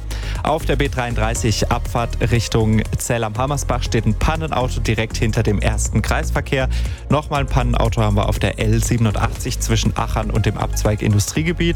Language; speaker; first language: German; native; German